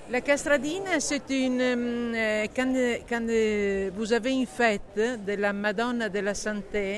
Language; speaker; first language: French; non-native, fluent; Italian